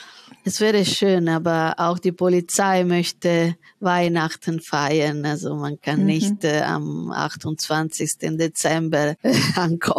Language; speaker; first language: German; non-native, fluent; Italian